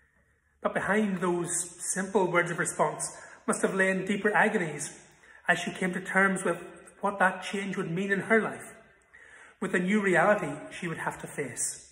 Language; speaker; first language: English; native; English